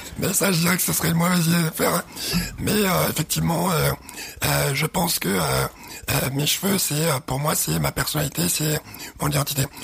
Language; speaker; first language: French; early bilingual, other home language; Arabic